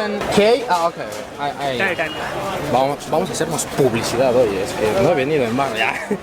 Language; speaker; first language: Spanish; native; Spanish